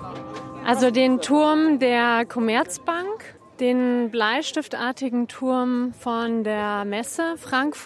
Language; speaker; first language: German; native; German